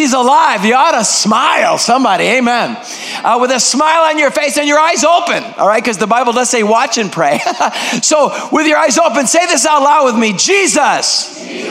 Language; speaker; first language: English; non-native, fluent; Greek